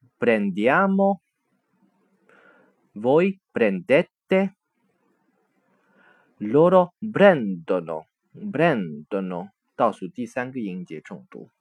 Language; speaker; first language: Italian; non-native, fluent; Chinese